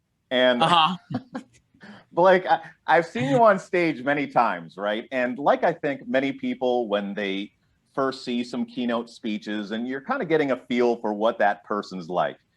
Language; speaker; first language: English; native; English